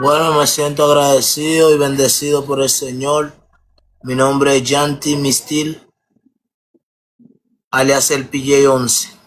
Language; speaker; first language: Spanish; early bilingual, other home language; Haitian Creole